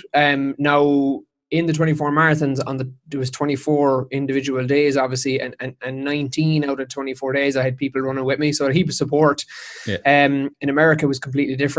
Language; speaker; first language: English; native; English